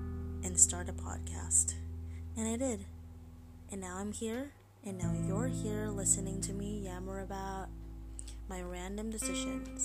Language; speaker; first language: English; non-native, local second language; Filipino